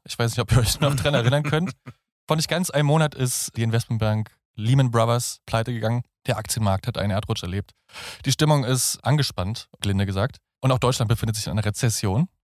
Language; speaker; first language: German; native; German